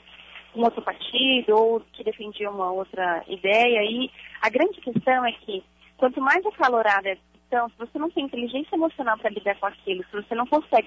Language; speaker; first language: Portuguese; native; Portuguese